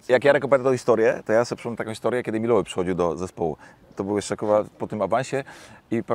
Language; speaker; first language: Polish; native; Polish